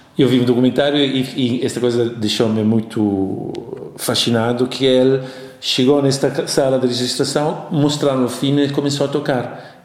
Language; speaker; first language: Portuguese; non-native, fluent; Italian